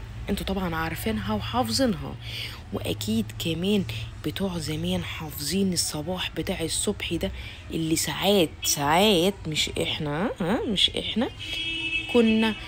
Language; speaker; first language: Arabic; native; Arabic